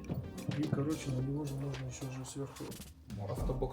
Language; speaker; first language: Russian; native; Russian